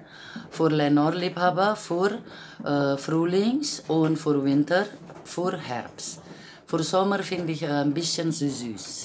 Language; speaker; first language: German; non-native, fluent; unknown